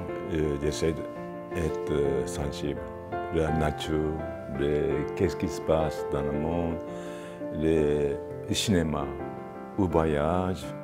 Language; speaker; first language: French; non-native, fluent; Japanese